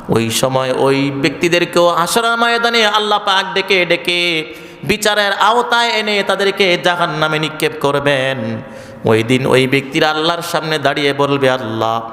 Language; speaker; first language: Bangla; native; Bangla